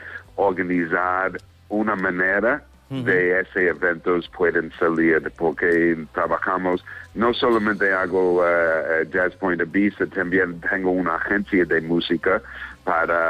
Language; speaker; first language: Spanish; non-native, fluent; English